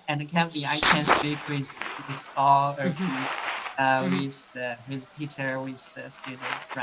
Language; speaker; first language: English; non-native, learner; Chinese